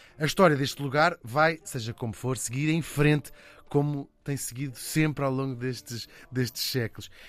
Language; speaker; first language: Portuguese; native; Portuguese